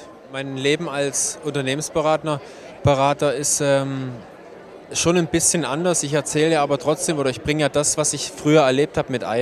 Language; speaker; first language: German; native; German